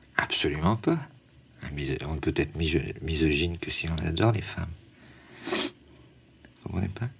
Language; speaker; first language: French; native; French